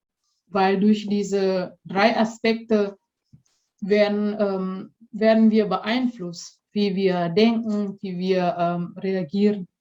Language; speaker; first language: German; non-native, fluent; Indonesian